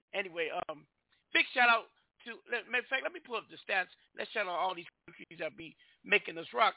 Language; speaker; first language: English; native; English